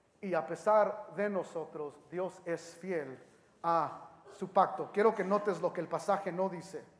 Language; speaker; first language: Spanish; early bilingual, heritage; Spanish